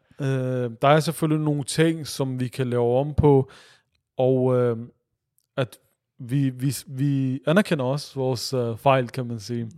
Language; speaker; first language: Danish; early bilingual, other home language; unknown